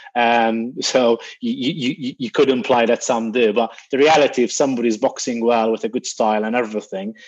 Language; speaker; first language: English; non-native, fluent; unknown